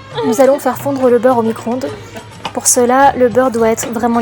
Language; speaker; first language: French; native; French